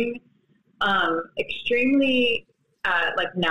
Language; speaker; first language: English; native; English